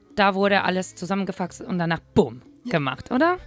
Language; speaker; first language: German; non-native, fluent; Spanish